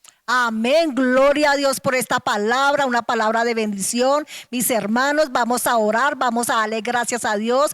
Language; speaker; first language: Spanish; native; Spanish